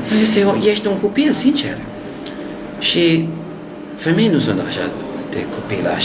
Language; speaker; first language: Romanian; non-native, learner; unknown